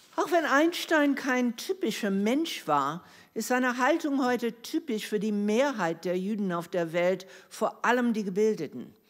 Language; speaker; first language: German; non-native, fluent; English